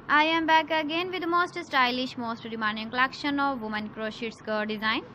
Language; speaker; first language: English; non-native, local second language; Urdu